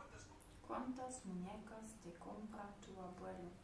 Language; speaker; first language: Spanish; non-native, learner; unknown